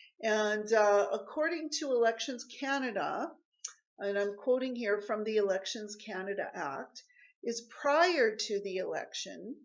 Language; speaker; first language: English; native; English